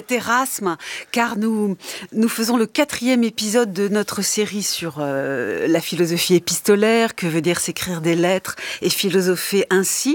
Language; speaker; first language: French; native; French